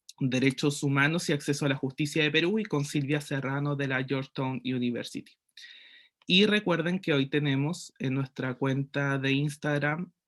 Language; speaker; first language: Spanish; native; Spanish